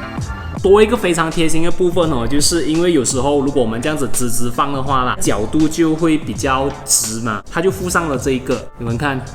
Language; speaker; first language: Chinese; native; Chinese